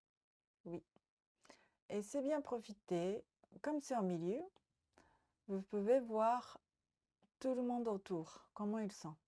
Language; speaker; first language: French; non-native, learner; Japanese